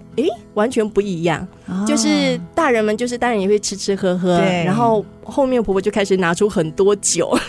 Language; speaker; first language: Chinese; native; Chinese